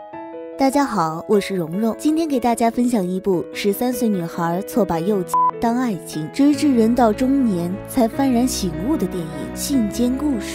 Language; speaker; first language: Chinese; native; Chinese